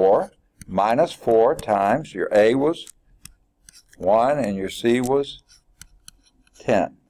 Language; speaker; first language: English; native; English